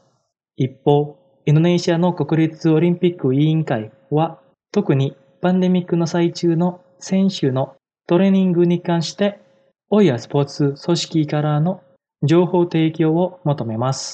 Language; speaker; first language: Japanese; non-native, fluent; Indonesian